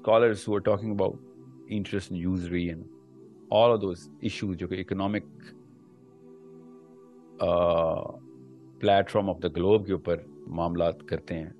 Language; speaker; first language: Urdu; non-native, local second language; Punjabi